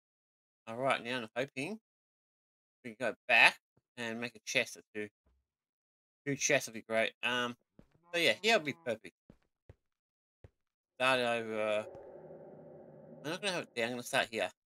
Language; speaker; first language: English; native; English